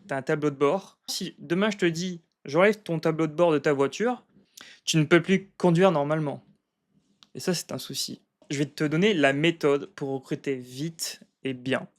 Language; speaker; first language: French; native; French